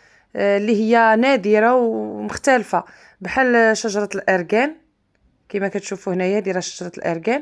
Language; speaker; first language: Arabic; native; Arabic